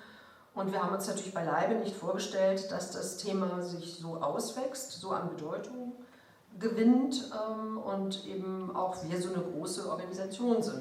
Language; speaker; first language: German; native; German